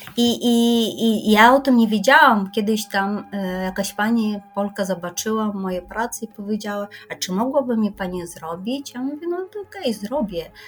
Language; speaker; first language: Polish; non-native, fluent; Kyrgyz